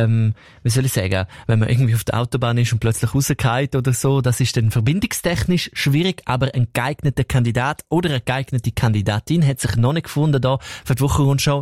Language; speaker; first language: German; native; German